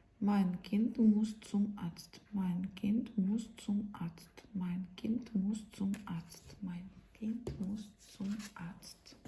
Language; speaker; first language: German; non-native, learner; Ukrainian